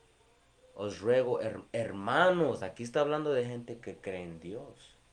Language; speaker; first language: Spanish; early bilingual, heritage; Spanish